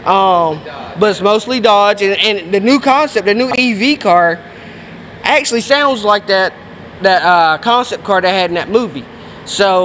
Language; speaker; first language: English; native; English